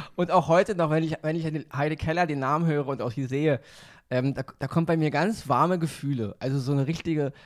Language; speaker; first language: German; native; German